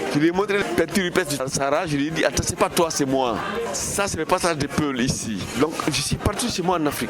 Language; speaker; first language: French; non-native, local second language; Fula